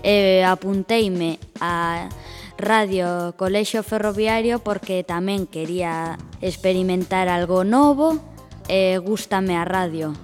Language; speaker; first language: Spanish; non-native, local second language; Galician